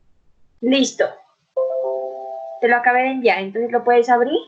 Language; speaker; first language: Spanish; native; Spanish